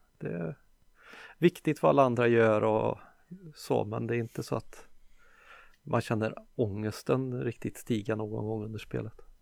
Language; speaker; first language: Swedish; native; Swedish